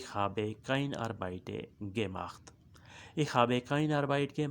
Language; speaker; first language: German; non-native, learner; Urdu